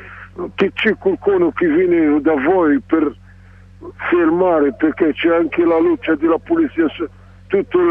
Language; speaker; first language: Italian; non-native, learner; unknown